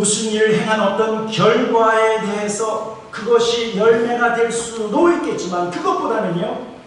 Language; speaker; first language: Korean; native; Korean